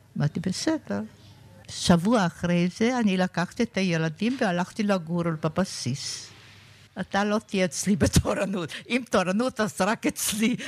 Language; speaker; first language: Hebrew; non-native, fluent; German